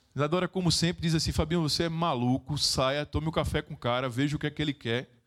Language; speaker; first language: Portuguese; native; Portuguese